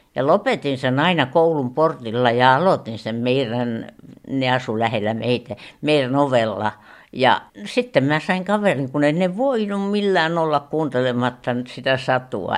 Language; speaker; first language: Finnish; native; Finnish